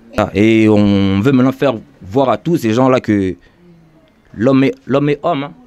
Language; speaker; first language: French; non-native, local second language; Lingala